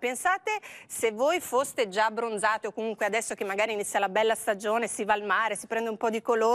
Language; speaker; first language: Italian; native; Italian